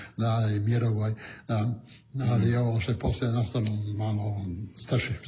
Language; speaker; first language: Croatian; non-native, local second language; Italian